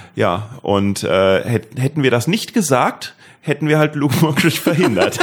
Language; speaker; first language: German; native; German